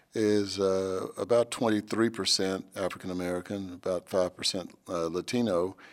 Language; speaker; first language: English; native; English